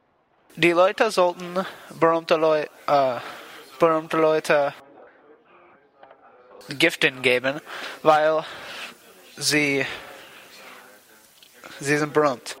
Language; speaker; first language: German; non-native, learner; English